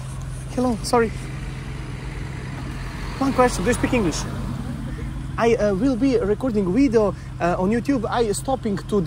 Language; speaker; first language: English; non-native, learner; Serbian